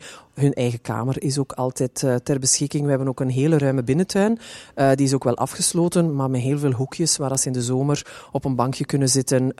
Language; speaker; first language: Dutch; native; Dutch